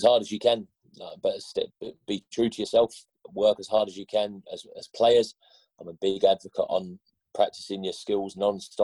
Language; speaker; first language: English; native; English